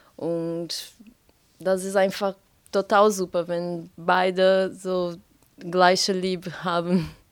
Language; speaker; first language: German; non-native, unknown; Portuguese